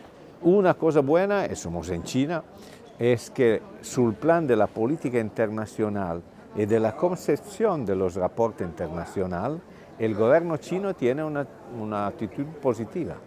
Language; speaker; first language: Spanish; non-native, fluent; Italian